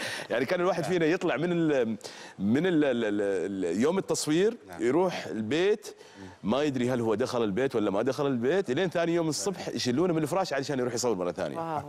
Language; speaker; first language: Arabic; native; Arabic